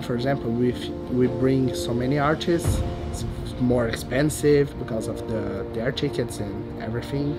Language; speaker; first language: English; non-native, learner; Portuguese